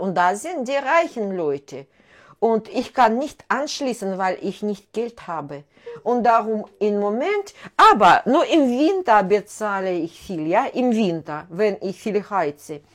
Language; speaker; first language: German; non-native, fluent; Russian